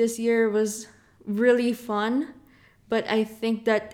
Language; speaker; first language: English; non-native, local second language; Filipino